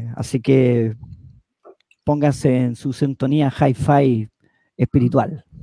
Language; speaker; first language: Spanish; native; Spanish